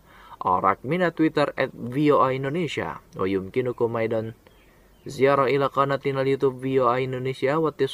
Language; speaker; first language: Arabic; non-native, fluent; Indonesian